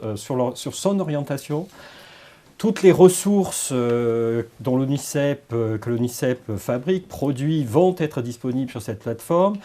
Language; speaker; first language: French; native; French